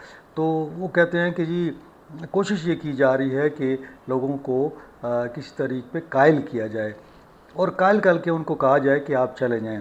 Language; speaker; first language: Urdu; native; Urdu